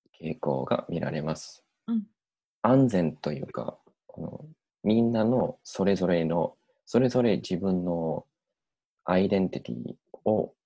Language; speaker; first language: Japanese; non-native, learner; English